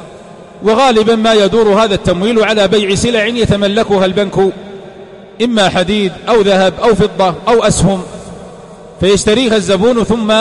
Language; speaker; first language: Arabic; native; Arabic